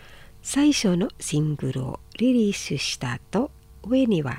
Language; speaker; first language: Japanese; non-native, fluent; Indonesian